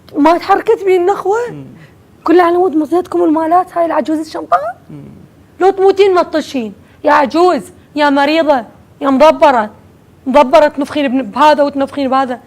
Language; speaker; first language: Arabic; native; Arabic